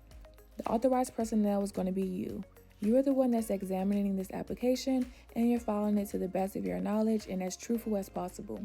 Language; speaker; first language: English; native; English